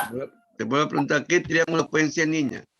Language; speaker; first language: Spanish; native; Spanish